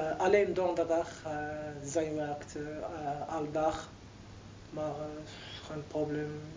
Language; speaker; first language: Dutch; non-native, learner; Arabic